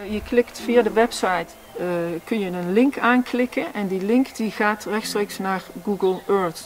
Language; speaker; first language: Dutch; native; Dutch